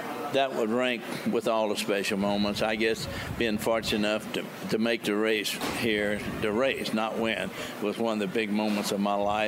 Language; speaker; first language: English; native; English